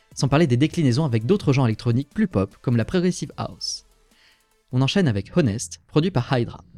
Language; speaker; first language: French; native; French